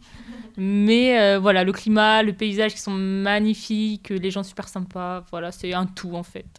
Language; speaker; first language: French; native; French